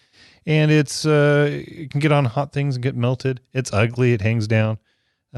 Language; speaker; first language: English; native; English